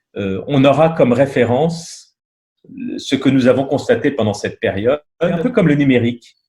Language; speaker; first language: French; native; French